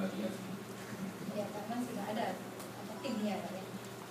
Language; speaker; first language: Indonesian; native; Indonesian